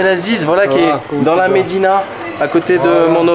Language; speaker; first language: French; native; French